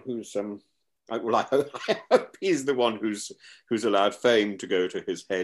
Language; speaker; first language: English; native; English